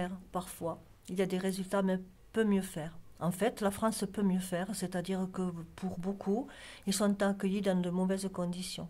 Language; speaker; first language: French; native; French